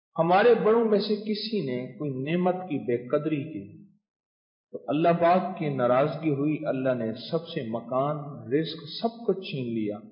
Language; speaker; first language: Urdu; native; Urdu